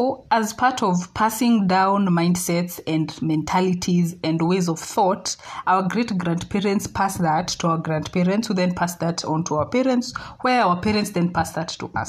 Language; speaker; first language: English; non-native, local second language; Swahili